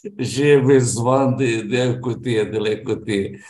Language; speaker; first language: French; non-native, learner; Portuguese